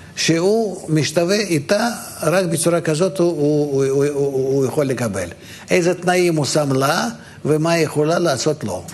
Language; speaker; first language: Hebrew; non-native, fluent; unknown